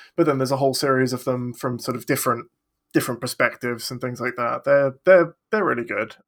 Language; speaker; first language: English; native; English